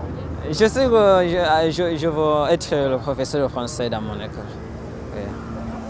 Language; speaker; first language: French; non-native, learner; Swahili